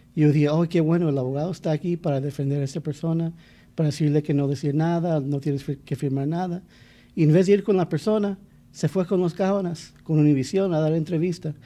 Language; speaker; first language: Spanish; non-native, fluent; English